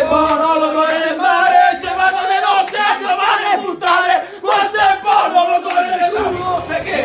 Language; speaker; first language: Italian; native; Italian